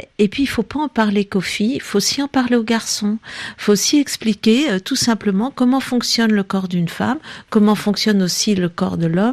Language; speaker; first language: French; native; French